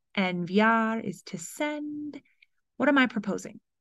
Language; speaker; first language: English; native; English